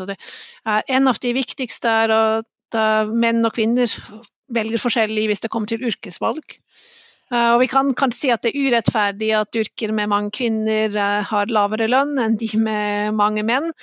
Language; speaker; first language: Norwegian; non-native, fluent; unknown